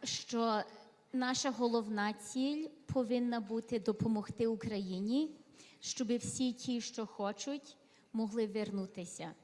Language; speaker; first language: Ukrainian; early bilingual, heritage; Ukrainian